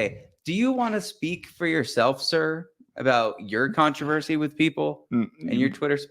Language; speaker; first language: English; native; English